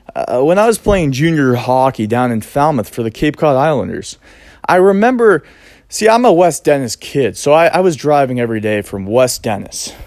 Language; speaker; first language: English; native; English